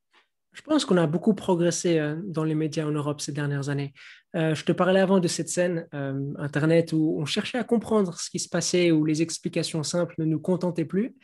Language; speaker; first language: French; native; French